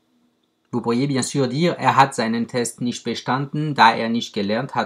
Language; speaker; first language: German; non-native, fluent; French